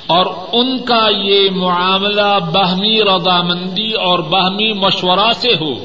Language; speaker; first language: Urdu; non-native, local second language; Punjabi